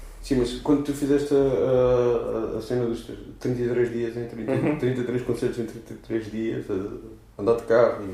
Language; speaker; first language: Portuguese; native; Portuguese